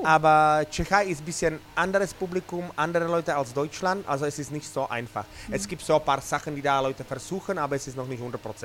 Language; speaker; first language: German; non-native, fluent; Czech